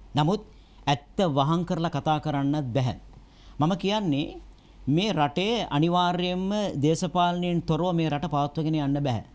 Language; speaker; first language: Sinhala; non-native, local second language; Tamil